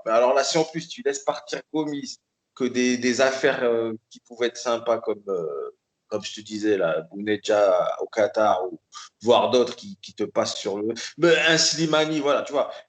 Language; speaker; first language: French; native; French